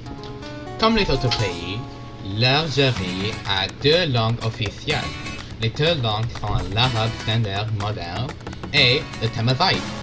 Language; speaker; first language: French; non-native, learner; English